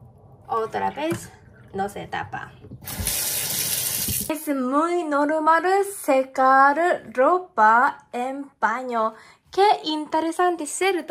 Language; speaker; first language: Spanish; non-native, learner; Japanese